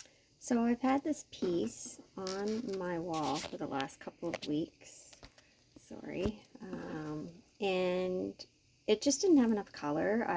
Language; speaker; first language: English; native; English